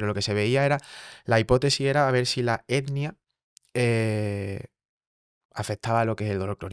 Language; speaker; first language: Spanish; native; Spanish